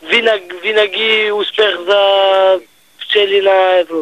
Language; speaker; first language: Bulgarian; non-native, learner; Hebrew